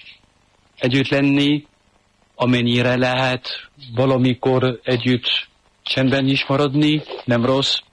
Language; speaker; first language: Hungarian; non-native, fluent; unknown